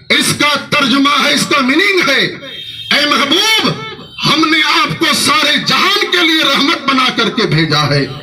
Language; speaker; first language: Urdu; native; Urdu